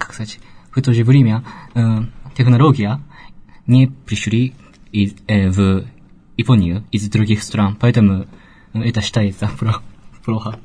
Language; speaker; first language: Russian; non-native, learner; Japanese